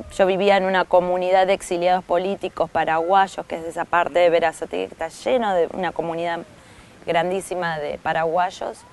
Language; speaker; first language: Spanish; native; Spanish